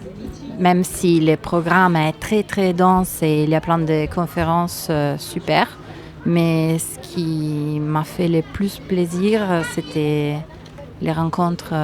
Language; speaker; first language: French; non-native, fluent; Italian